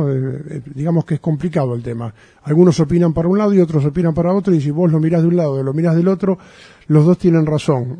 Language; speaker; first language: Spanish; native; Spanish